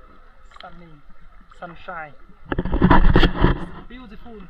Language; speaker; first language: English; non-native, learner; Vietnamese